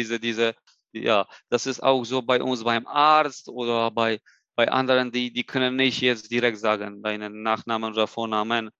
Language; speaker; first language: German; non-native, fluent; Polish